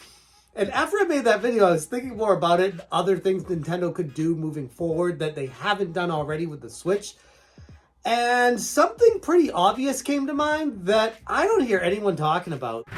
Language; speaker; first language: English; native; English